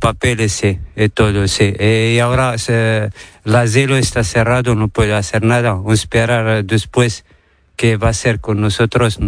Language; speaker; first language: Spanish; non-native, learner; Arabic